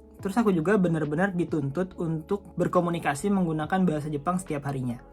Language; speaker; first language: Indonesian; native; Indonesian